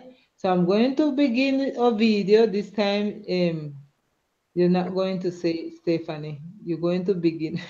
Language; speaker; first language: English; non-native, learner; Spanish